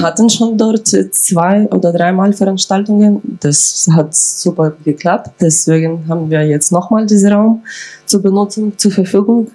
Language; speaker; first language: German; non-native, fluent; Ukrainian